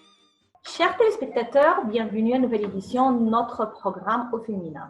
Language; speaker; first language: French; non-native, fluent; Arabic